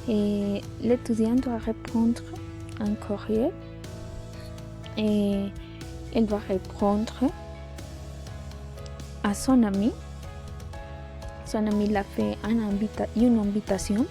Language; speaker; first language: French; non-native, learner; Spanish